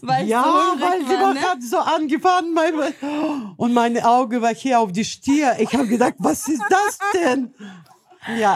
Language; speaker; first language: German; non-native, learner; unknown